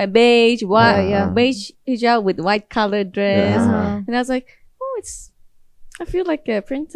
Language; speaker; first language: English; non-native, fluent; Japanese